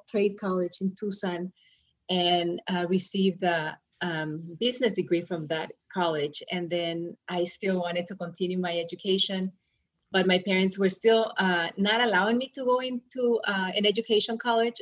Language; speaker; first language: English; non-native, fluent; Spanish